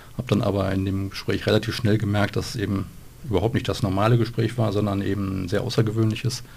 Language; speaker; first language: German; native; German